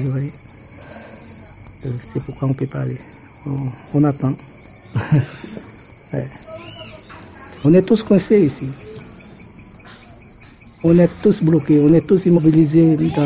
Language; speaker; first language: French; non-native, local second language; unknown